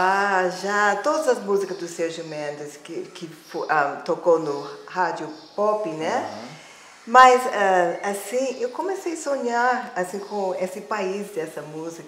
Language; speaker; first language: Portuguese; non-native, fluent; English